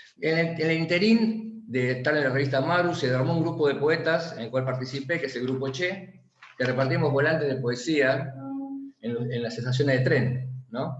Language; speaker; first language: Spanish; native; Spanish